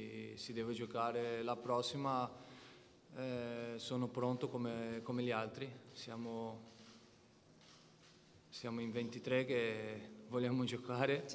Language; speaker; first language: Italian; non-native, fluent; Portuguese